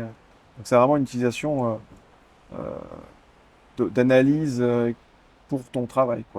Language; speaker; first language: French; native; French